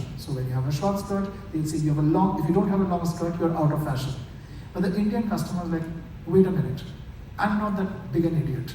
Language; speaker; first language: English; non-native, local second language; Bangla